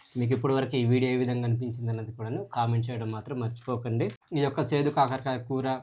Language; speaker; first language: Telugu; non-native, local second language; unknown